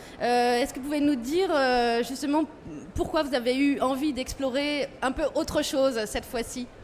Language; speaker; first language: French; native; French